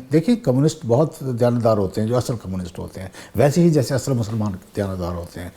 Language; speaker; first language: Urdu; non-native, local second language; Saraiki